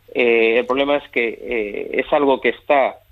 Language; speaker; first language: Spanish; native; Spanish